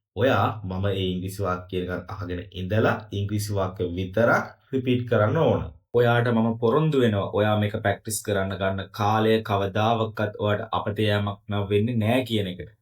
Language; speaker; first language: Sinhala; native; Sinhala